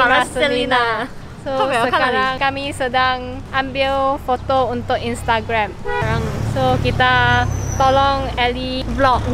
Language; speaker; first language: Indonesian; non-native, learner; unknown